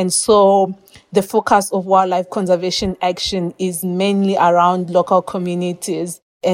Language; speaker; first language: English; non-native, local second language; Shona